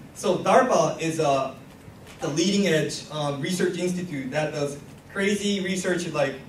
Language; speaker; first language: English; non-native, fluent; Japanese